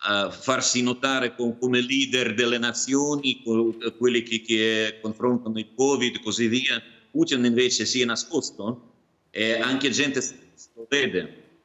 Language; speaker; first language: Italian; non-native, fluent; Russian